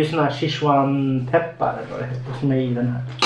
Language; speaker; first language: Swedish; native; Swedish